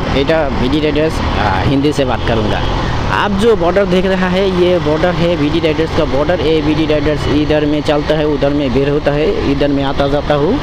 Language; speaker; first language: Hindi; non-native, learner; Bangla